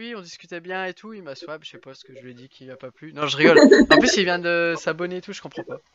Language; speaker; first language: French; native; French